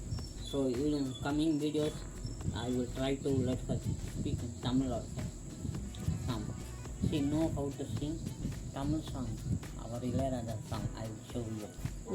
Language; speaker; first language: English; non-native, local second language; Tamil